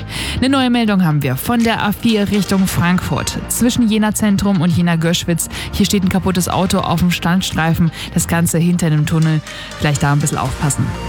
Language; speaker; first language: German; native; German